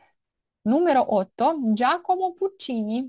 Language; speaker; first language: Italian; non-native, fluent; Russian